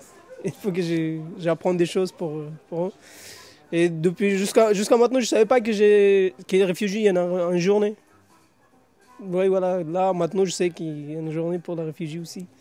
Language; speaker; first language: French; non-native, learner; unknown